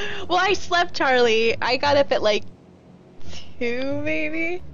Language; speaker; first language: English; native; English